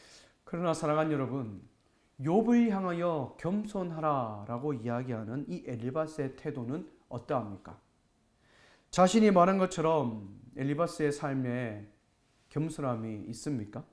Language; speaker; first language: Korean; native; Korean